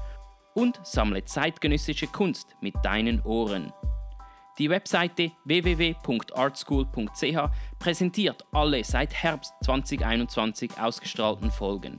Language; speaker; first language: German; native; German